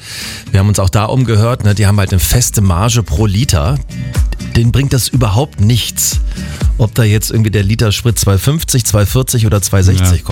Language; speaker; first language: German; native; German